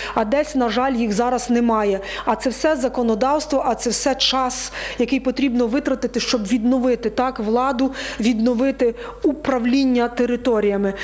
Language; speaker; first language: Ukrainian; native; Ukrainian